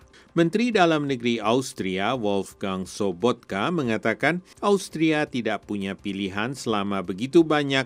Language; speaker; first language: Indonesian; native; Indonesian